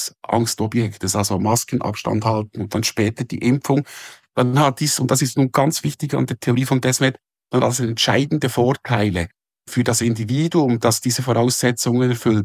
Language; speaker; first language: German; native; German